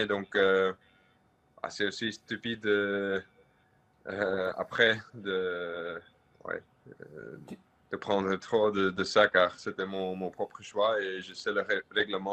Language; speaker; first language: French; non-native, local second language; Dutch